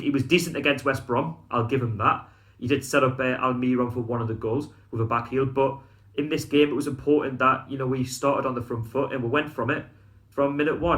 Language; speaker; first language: English; native; English